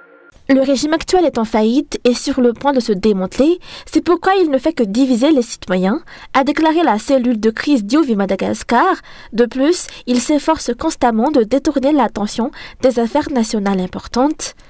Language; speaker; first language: French; non-native, local second language; Malagasy